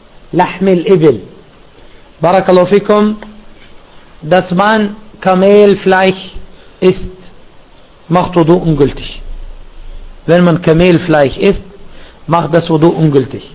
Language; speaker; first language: German; non-native, fluent; Arabic